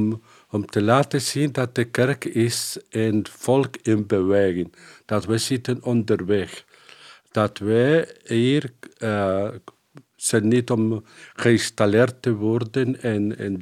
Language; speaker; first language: Dutch; non-native, fluent; Spanish